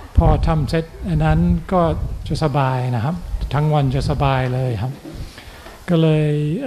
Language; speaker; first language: Thai; non-native, fluent; English